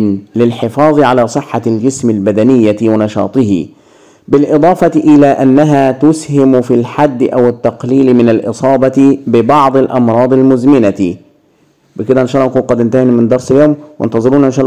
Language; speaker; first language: Arabic; native; Arabic